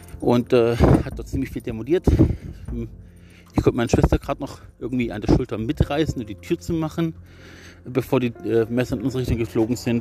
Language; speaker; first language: German; native; German